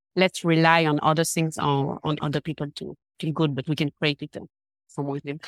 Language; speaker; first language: English; non-native, fluent; French